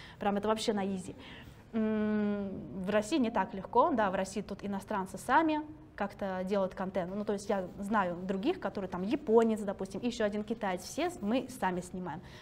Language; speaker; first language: Russian; early bilingual, other home language; Chinese